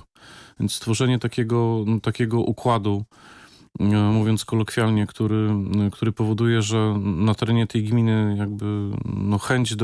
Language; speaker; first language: Polish; native; Polish